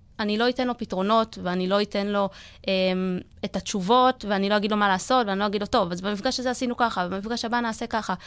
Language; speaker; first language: Hebrew; native; Hebrew